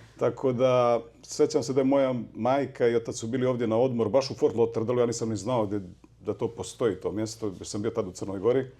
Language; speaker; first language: Serbian; native; Serbian